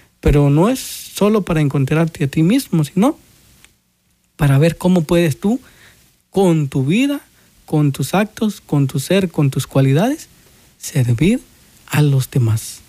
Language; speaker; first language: Spanish; native; Spanish